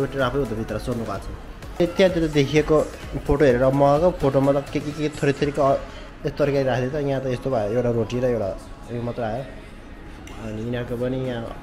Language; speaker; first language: Nepali; non-native, local second language; Sherpa